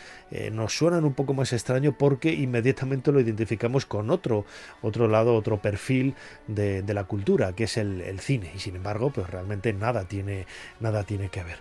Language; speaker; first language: Spanish; native; Spanish